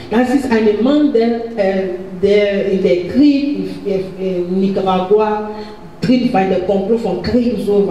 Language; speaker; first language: German; non-native, learner; French